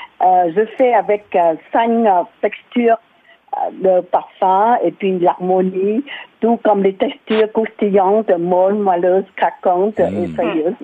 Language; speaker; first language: French; non-native, fluent; Vietnamese